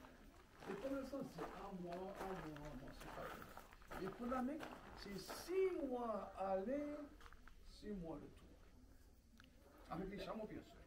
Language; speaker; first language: French; non-native, local second language; Arabic